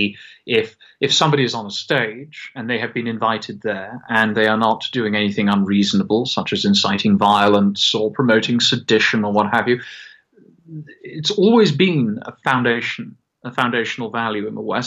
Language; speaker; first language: English; native; English